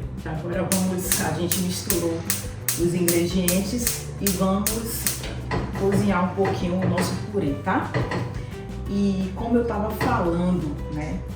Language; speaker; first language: Portuguese; native; Portuguese